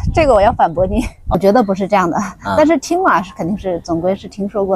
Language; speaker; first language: Chinese; non-native, local second language; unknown